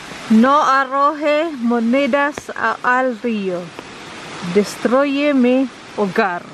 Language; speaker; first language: Spanish; non-native, learner; Filipino